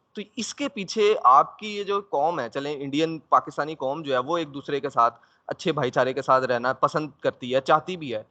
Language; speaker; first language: Urdu; native; Urdu